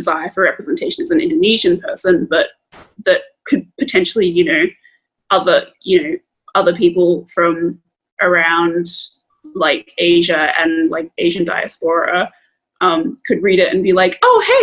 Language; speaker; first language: English; native; English